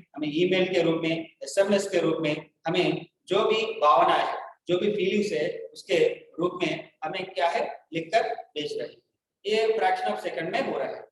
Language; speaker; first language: Hindi; non-native, local second language; Telugu